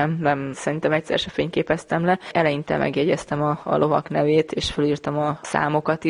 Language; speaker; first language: Hungarian; native; Hungarian